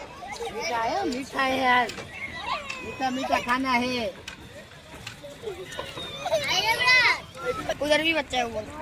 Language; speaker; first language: Hindi; non-native, local second language; Gujarati